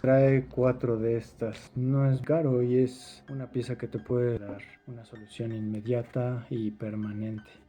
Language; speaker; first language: Spanish; native; Spanish